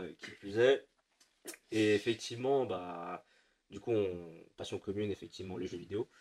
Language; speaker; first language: French; early bilingual, other home language; Vietnamese